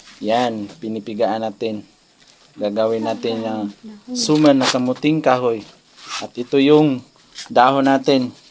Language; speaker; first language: Filipino; non-native, local second language; Cebuano